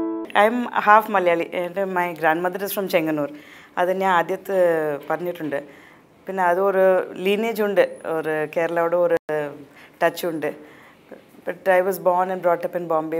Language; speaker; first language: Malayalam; non-native, local second language; Tamil